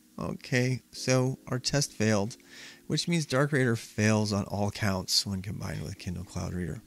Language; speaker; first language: English; native; English